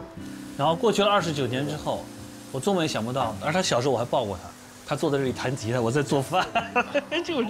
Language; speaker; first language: Chinese; native; Chinese